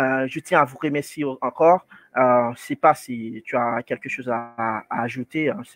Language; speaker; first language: French; non-native, fluent; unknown